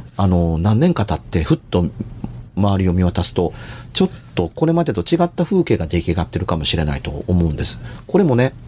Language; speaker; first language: Japanese; native; Japanese